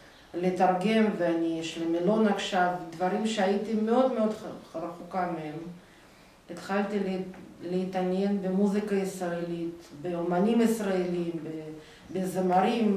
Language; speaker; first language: Hebrew; non-native, fluent; Russian